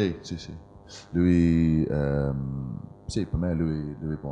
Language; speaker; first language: Italian; non-native, learner; English